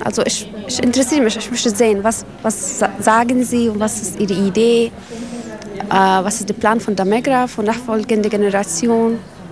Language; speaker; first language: German; non-native, learner; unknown